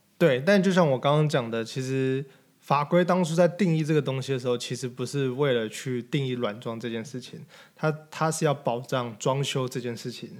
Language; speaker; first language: Chinese; native; Chinese